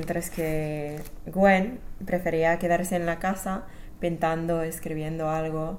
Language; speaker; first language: Spanish; non-native, fluent; English